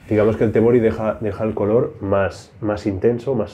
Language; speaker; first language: Spanish; native; Spanish